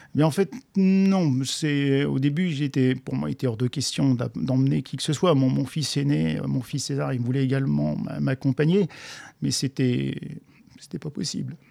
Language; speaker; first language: French; native; French